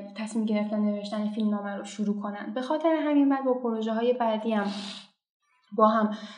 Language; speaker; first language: Persian; non-native, local second language; Azerbaijani